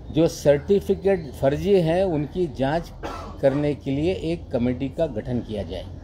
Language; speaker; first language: Hindi; native; Hindi